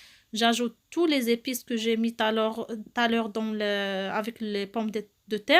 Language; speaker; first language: French; non-native, local second language; Arabic